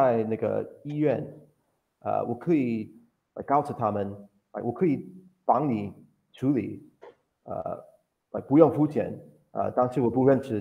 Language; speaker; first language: Chinese; non-native, learner; English